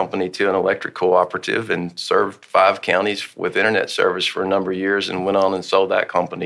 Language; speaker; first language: English; native; English